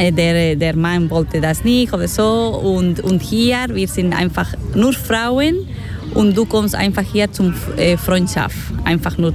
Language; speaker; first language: German; non-native, fluent; Spanish